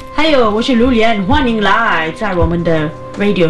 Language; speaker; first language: Chinese; non-native, learner; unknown